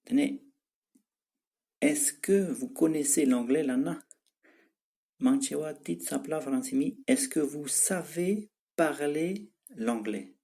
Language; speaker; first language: French; non-native, fluent; Tibetan